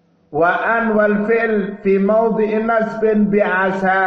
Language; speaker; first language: Arabic; non-native, fluent; Indonesian